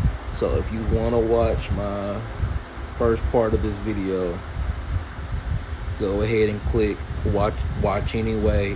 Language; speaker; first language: English; native; English